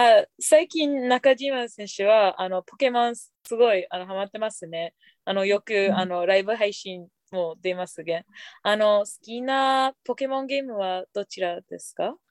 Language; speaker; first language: Japanese; non-native, fluent; English